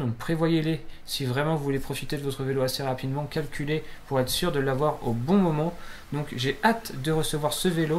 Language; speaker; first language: French; native; French